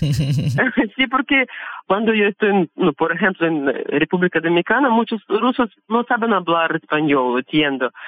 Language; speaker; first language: Spanish; non-native, learner; Russian